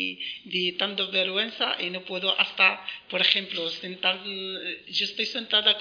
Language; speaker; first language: Spanish; non-native, learner; Arabic